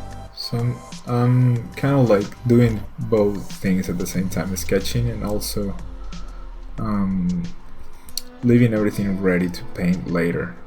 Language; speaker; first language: English; non-native, fluent; Spanish